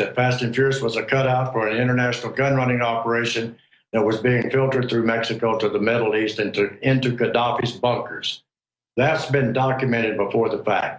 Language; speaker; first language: English; native; English